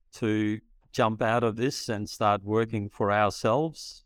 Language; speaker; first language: English; early bilingual, other home language; Dutch